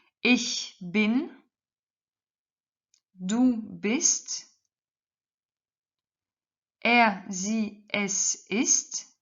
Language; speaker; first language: German; non-native, fluent; French